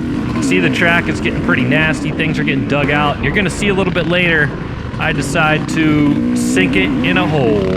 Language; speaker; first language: English; native; English